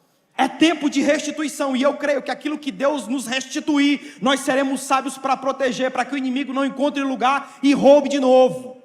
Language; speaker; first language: Portuguese; native; Portuguese